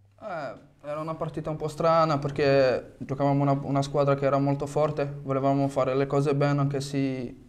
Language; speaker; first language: Italian; non-native, fluent; French